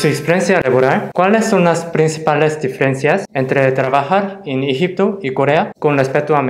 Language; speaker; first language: Spanish; non-native, fluent; Korean